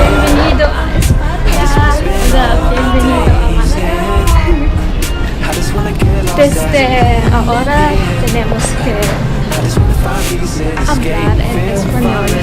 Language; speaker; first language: Spanish; non-native, learner; German